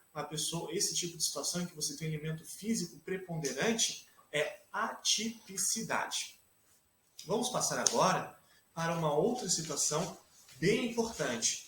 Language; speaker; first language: Portuguese; native; Portuguese